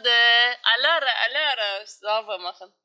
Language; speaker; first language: German; non-native, learner; Turkish